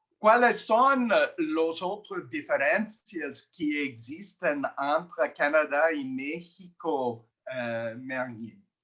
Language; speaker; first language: Spanish; non-native, learner; English